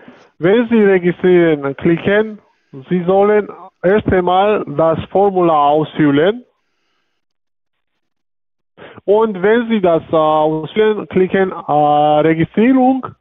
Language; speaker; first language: German; non-native, learner; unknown